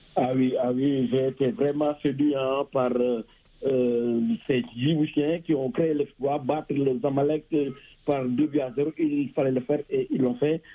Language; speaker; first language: French; non-native, local second language; Wolof